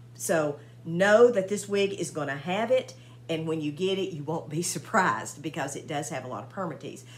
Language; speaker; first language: English; native; English